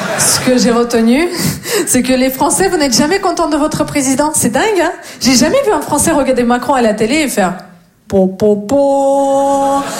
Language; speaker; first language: French; non-native, fluent; Russian